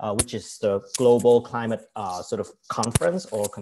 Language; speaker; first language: English; non-native, local second language; Cantonese